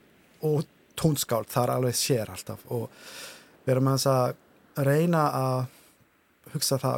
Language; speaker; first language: Icelandic; non-native, fluent; German